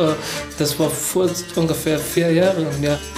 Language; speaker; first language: German; non-native, learner; Persian